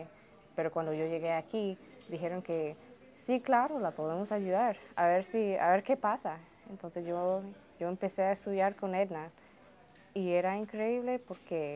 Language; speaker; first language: Spanish; early bilingual, heritage; Spanish